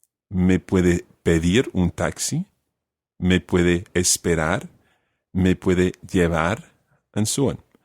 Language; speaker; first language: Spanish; non-native, fluent; English